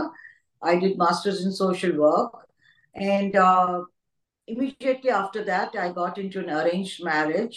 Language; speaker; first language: English; non-native, local second language; Hindi